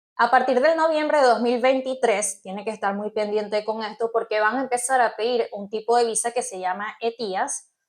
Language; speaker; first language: Spanish; native; Spanish